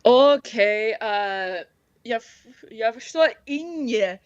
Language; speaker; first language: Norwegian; non-native, learner; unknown